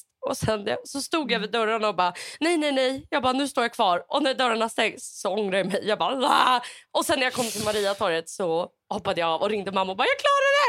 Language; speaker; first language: Swedish; native; Swedish